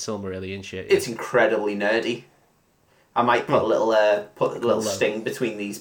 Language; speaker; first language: English; native; English